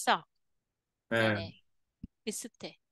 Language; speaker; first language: Korean; non-native, learner; Vietnamese